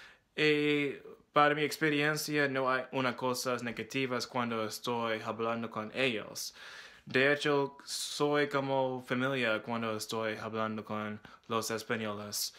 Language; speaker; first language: Spanish; non-native, learner; English